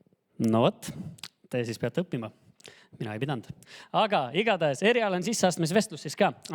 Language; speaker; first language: Estonian; native; Estonian